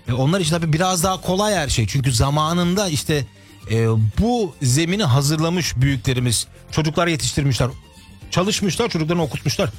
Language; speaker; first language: Turkish; early bilingual, heritage; Turkish